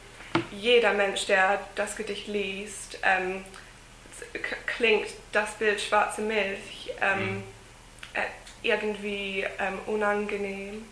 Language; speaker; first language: German; non-native, fluent; English